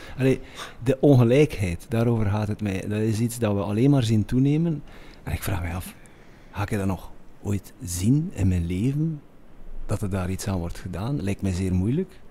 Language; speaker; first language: Dutch; native; Dutch